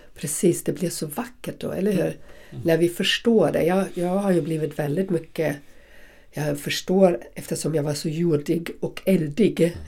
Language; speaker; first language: Swedish; native; Swedish